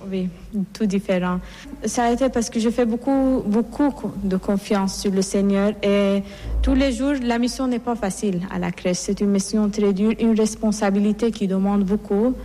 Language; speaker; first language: French; non-native, fluent; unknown